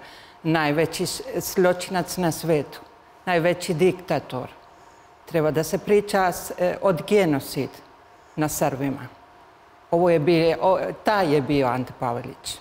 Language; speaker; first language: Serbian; early bilingual, heritage; Spanish